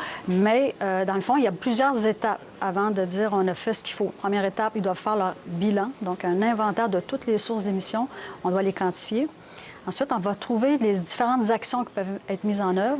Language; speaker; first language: French; native; French